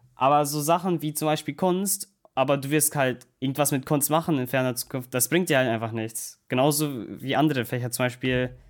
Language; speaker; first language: German; non-native, local second language; Russian